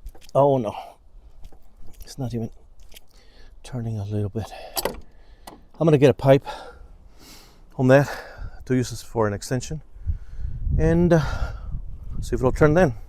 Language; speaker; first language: English; native; English